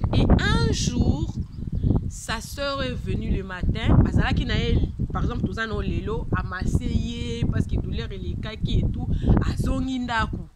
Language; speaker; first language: French; non-native, local second language; Lingala